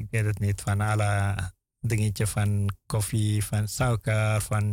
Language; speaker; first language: Dutch; non-native, learner; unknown